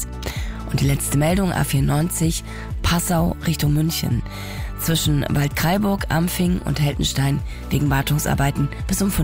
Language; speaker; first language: German; native; German